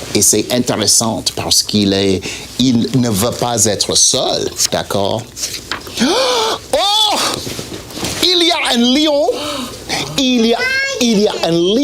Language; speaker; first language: French; non-native, fluent; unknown